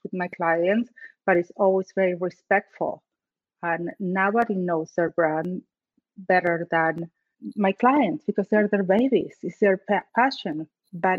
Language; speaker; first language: English; non-native, fluent; Spanish